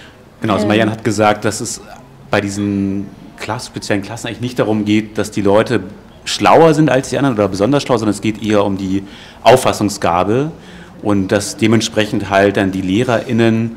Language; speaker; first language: German; native; German